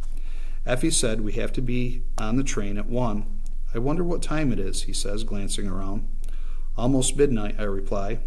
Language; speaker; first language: English; native; English